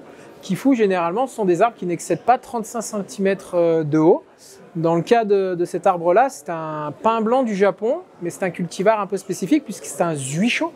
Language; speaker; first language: French; native; French